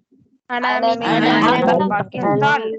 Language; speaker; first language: Arabic; non-native, learner; Tamil